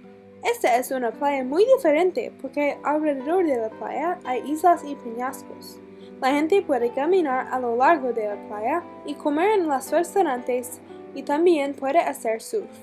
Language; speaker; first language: Spanish; non-native, learner; English